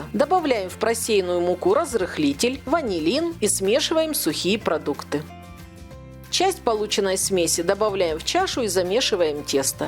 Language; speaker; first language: Russian; native; Russian